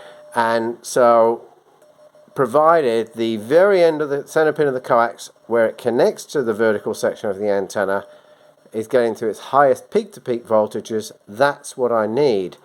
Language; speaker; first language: English; native; English